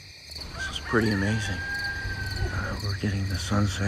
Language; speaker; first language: English; native; English